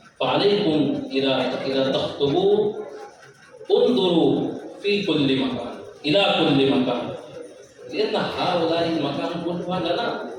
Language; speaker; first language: Arabic; non-native, fluent; Urdu